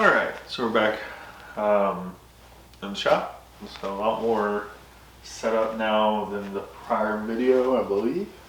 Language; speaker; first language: English; native; English